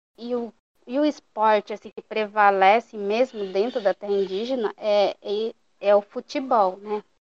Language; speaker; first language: Portuguese; non-native, local second language; Guarani